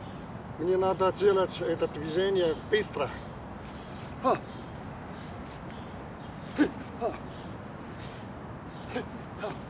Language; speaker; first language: Russian; non-native, learner; Chinese